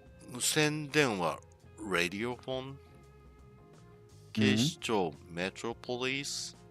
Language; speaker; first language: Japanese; non-native, learner; English